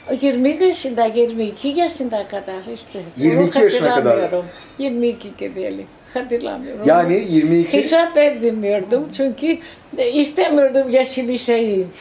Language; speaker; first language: Turkish; non-native, local second language; Greek